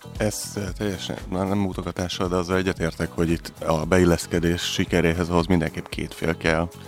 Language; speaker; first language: Hungarian; native; Hungarian